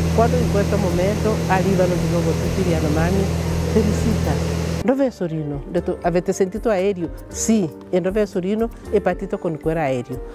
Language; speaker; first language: Italian; non-native, fluent; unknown